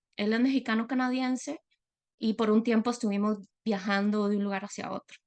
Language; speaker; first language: Spanish; native; Spanish